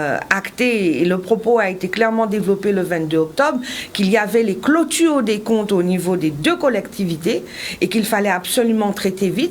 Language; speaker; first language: French; native; French